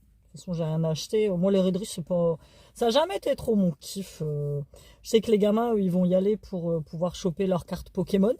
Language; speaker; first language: French; native; French